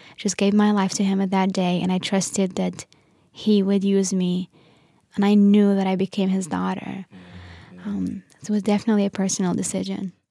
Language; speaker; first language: English; non-native, fluent; Arabic